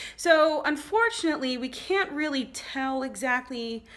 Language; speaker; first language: English; native; English